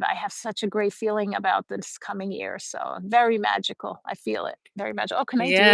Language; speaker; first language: English; native; English